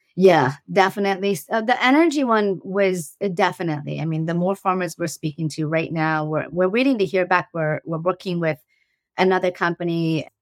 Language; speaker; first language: English; early bilingual, other home language; Persian